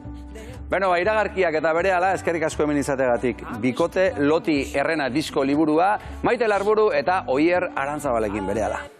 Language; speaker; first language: Basque; native; Basque